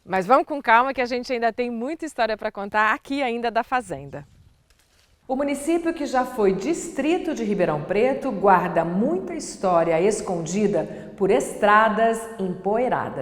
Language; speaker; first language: Portuguese; native; Portuguese